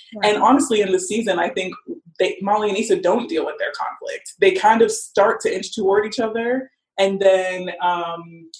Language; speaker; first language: English; native; English